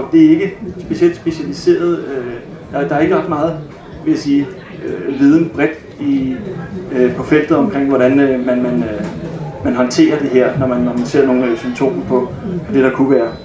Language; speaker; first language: Danish; native; Danish